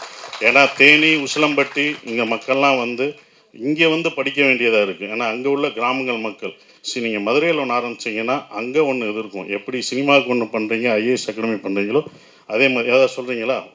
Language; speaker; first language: Tamil; native; Tamil